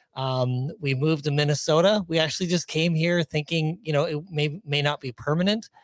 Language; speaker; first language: English; native; English